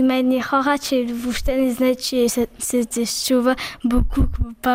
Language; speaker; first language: Bulgarian; early bilingual, heritage; Bulgarian